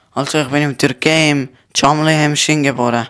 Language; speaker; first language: German; early bilingual, other home language; Turkish